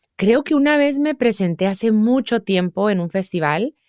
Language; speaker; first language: Spanish; early bilingual, heritage; Spanish